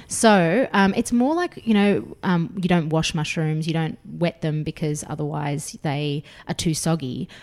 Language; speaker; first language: English; early bilingual, other home language; Russian